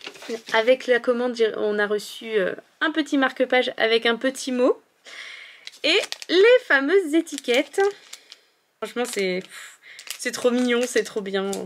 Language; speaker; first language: French; native; French